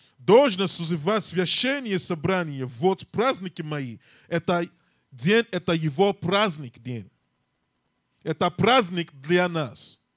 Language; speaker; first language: Russian; non-native, learner; English